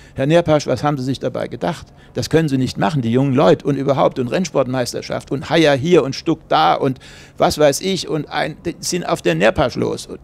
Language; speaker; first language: German; native; German